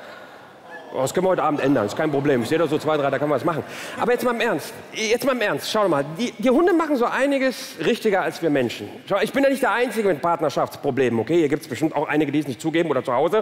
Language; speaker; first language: German; early bilingual, other home language; Turkish